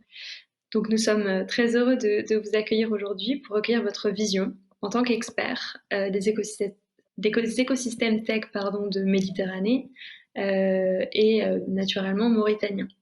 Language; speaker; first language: French; native; French